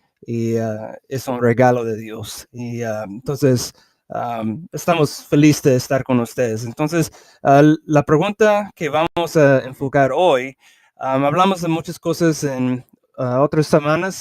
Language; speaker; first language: Spanish; early bilingual, heritage; English